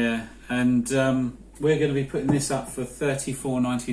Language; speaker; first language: English; native; English